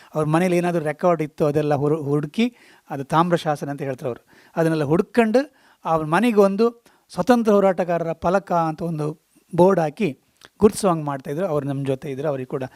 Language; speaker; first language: Kannada; native; Kannada